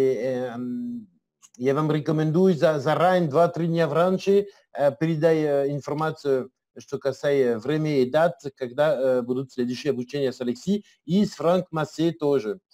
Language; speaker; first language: Russian; non-native, learner; French